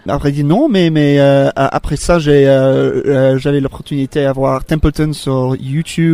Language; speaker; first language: French; non-native, learner; English